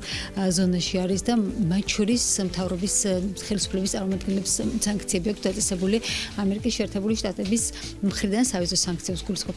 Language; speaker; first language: Georgian; native; Georgian